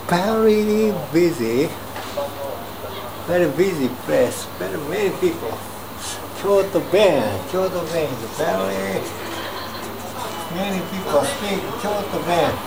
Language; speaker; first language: English; non-native, learner; Japanese